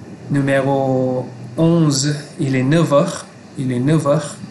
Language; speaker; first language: French; non-native, fluent; Malay